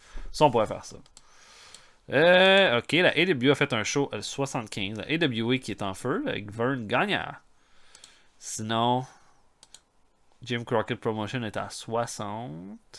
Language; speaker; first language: French; native; French